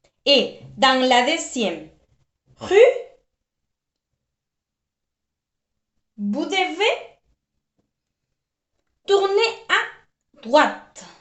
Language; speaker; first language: French; non-native, fluent; Spanish